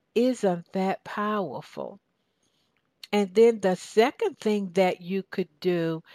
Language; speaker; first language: English; native; English